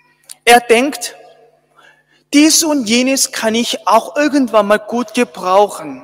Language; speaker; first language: German; non-native, fluent; Korean